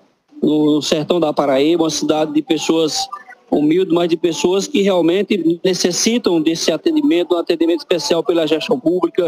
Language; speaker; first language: Portuguese; native; Portuguese